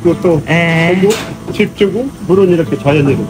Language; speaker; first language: Korean; native; Korean